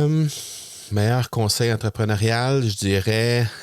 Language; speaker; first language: French; native; French